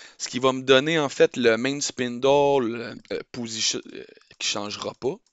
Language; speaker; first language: French; native; French